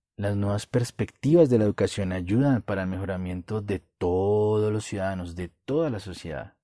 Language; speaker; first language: Spanish; native; Spanish